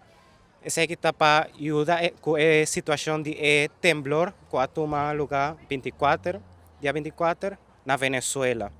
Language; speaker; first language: Portuguese; non-native, learner; Papiamento